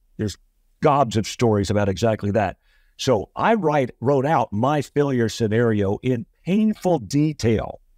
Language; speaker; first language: English; native; English